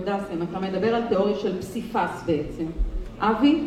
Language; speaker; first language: Hebrew; native; Hebrew